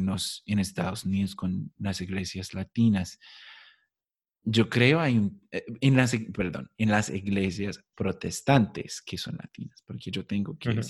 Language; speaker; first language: Spanish; non-native, fluent; English